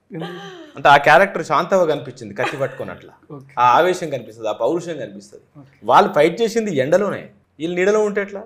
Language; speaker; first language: Telugu; native; Telugu